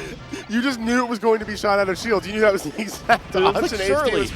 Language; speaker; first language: English; native; English